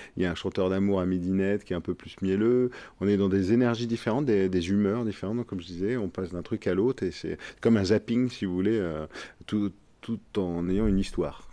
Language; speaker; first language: French; native; French